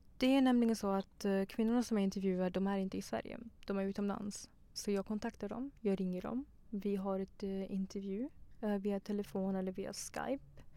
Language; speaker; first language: Swedish; early bilingual, other home language; Persian